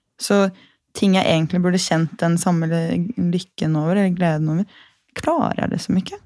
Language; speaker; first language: Norwegian; native; Norwegian